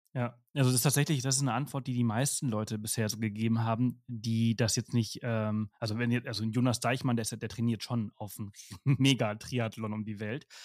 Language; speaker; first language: German; non-native, fluent; Spanish